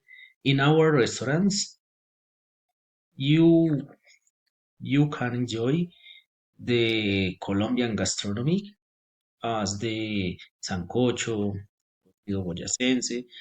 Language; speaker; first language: English; non-native, learner; Spanish